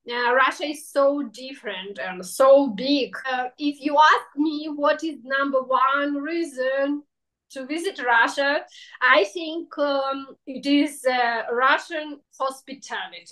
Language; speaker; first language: English; non-native, fluent; Russian